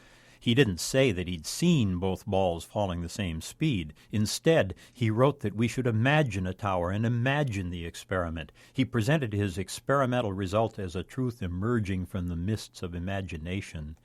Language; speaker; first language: English; native; English